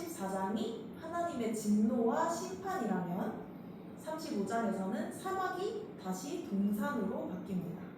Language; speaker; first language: Korean; native; Korean